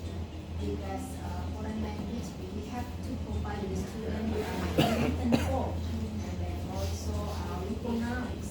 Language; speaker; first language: English; non-native, fluent; Indonesian